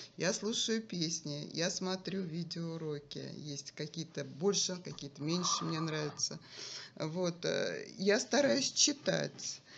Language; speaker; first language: Russian; native; Russian